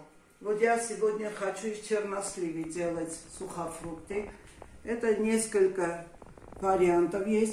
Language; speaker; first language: Russian; non-native, fluent; Armenian